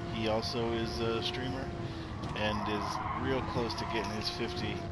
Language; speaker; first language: English; native; English